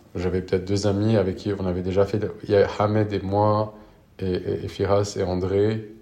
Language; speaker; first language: French; non-native, local second language; Arabic